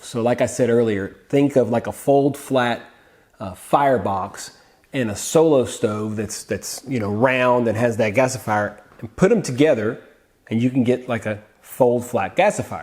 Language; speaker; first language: English; native; English